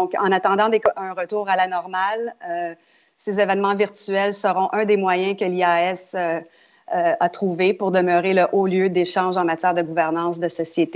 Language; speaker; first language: French; native; French